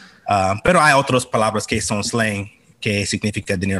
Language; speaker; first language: Spanish; non-native, fluent; English